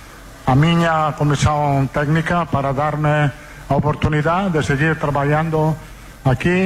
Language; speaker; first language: Portuguese; non-native, fluent; Italian